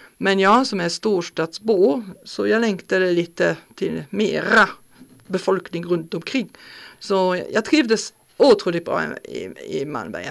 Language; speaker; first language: Swedish; non-native, fluent; German